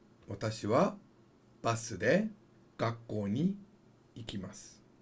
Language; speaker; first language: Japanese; non-native, fluent; English